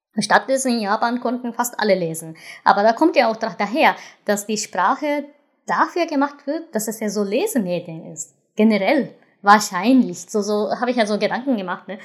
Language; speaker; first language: German; non-native, fluent; Japanese